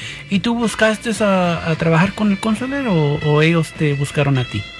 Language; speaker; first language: Spanish; early bilingual, heritage; Spanish